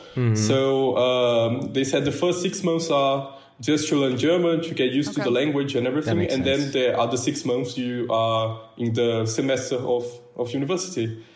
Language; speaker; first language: English; non-native, fluent; Portuguese